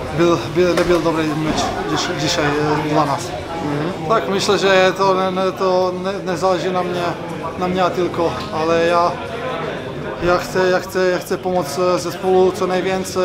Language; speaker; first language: Polish; non-native, learner; Croatian